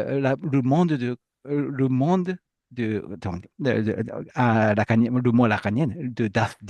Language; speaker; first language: French; non-native, fluent; Japanese